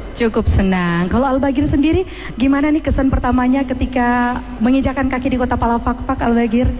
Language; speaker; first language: Indonesian; native; Indonesian